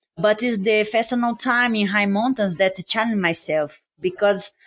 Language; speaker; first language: English; non-native, learner; Portuguese